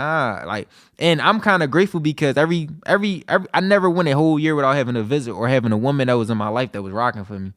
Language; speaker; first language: English; native; English